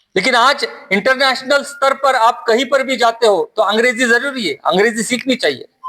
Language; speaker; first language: Hindi; non-native, local second language; Marathi